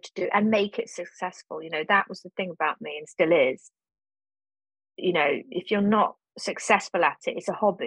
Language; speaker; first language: English; native; English